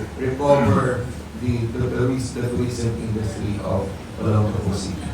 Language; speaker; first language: English; non-native, local second language; Filipino